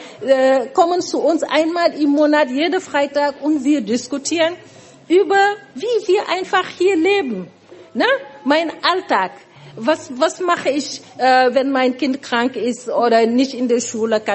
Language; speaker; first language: German; non-native, fluent; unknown